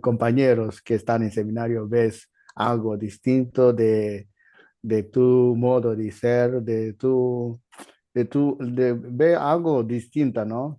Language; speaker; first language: Spanish; non-native, learner; Igbo